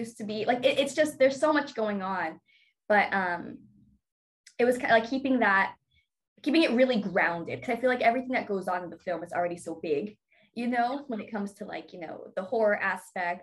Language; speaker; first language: English; native; English